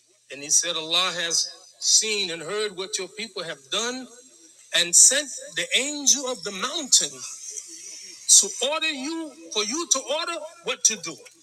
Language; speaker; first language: English; native; English